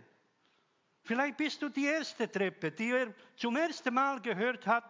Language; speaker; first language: German; non-native, fluent; Croatian